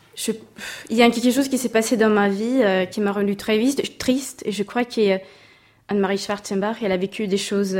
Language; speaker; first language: French; non-native, fluent; Swedish